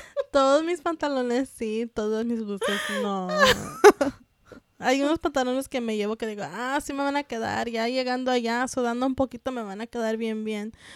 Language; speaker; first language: Spanish; early bilingual, heritage; Spanish